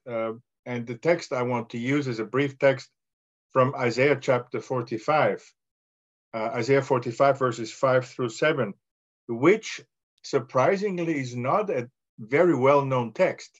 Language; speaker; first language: English; non-native, fluent; German